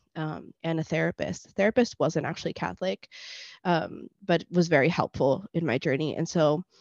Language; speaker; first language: English; non-native, fluent; Spanish